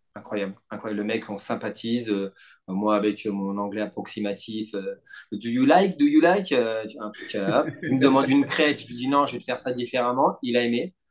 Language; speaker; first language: French; native; French